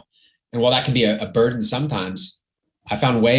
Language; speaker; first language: English; native; English